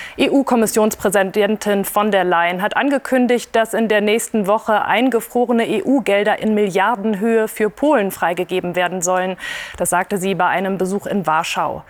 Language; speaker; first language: German; native; German